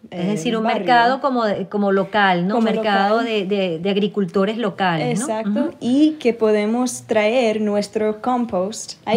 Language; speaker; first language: Spanish; early bilingual, heritage; Spanish